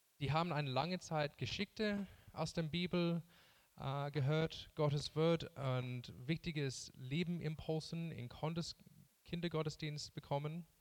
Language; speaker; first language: German; non-native, fluent; English